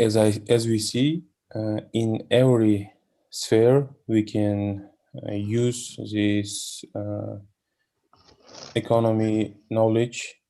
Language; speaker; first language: English; non-native, learner; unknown